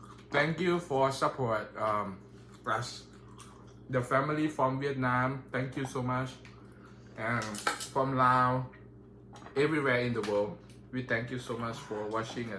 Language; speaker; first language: English; non-native, learner; Thai